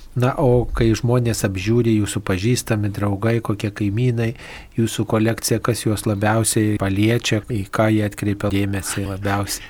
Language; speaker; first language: Lithuanian; native; Lithuanian